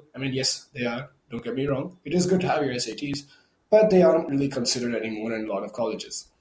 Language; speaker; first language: English; non-native, local second language; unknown